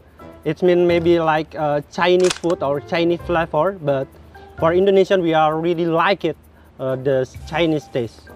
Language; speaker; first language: English; non-native, fluent; Indonesian